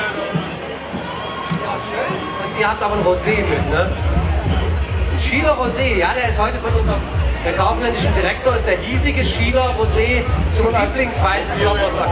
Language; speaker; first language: German; native; German